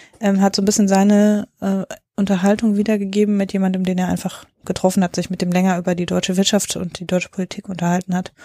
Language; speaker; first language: German; native; German